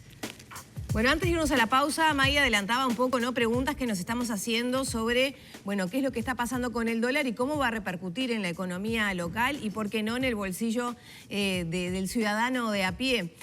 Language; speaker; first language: Spanish; native; Spanish